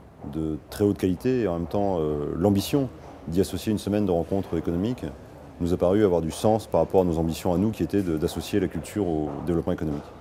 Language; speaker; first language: French; native; French